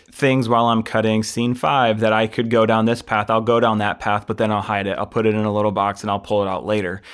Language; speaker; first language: English; native; English